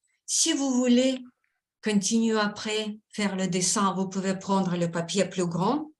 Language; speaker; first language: French; non-native, fluent; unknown